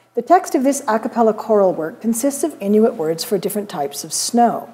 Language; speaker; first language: English; native; English